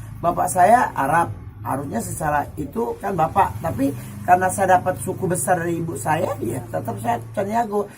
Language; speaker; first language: Indonesian; native; Indonesian